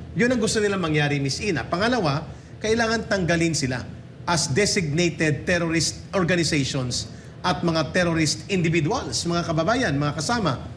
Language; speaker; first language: Filipino; non-native, local second language; Hiligaynon